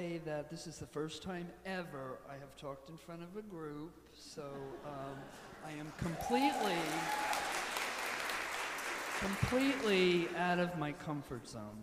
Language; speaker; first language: English; native; English